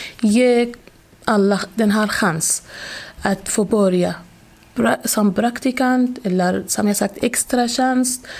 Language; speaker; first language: Swedish; non-native, fluent; Arabic